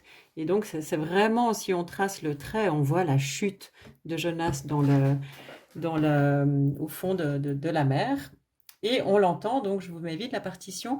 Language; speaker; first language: French; native; French